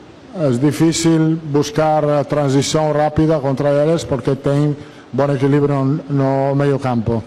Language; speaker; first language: Portuguese; non-native, learner; Italian